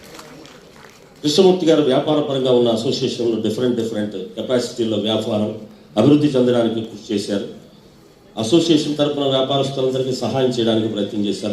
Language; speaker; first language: Telugu; native; Telugu